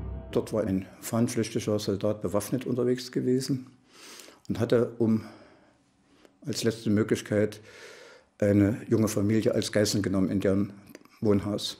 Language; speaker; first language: German; native; German